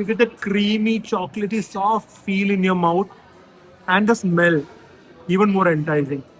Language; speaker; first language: English; non-native, local second language; Malayalam